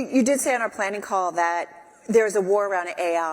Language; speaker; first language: English; native; English